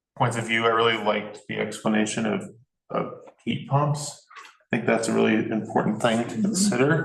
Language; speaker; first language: English; native; English